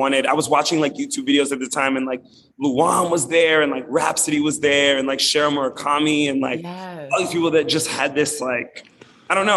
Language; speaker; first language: English; native; English